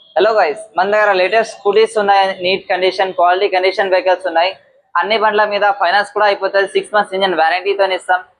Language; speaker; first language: Telugu; native; Telugu